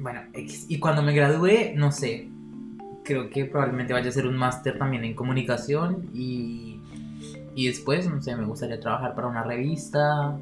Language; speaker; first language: Spanish; native; Spanish